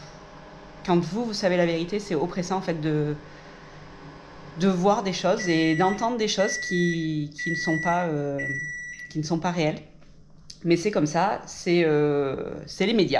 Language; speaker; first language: French; native; French